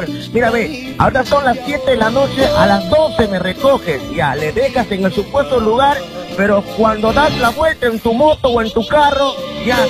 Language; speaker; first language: Spanish; native; Spanish